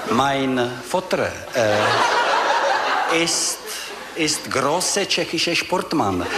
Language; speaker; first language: German; non-native, learner; Czech